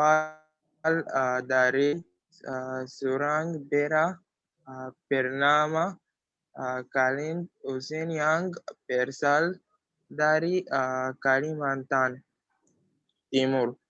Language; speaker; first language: Indonesian; non-native, learner; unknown